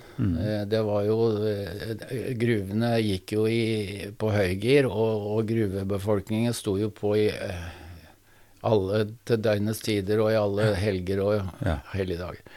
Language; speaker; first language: Norwegian; native; Norwegian